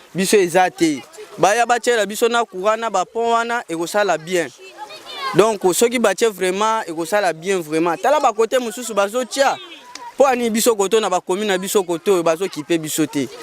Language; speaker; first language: Lingala; native; Lingala